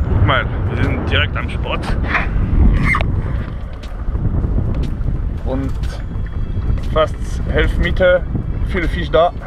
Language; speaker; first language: German; non-native, learner; French